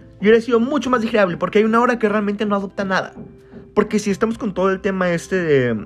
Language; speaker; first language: Spanish; native; Spanish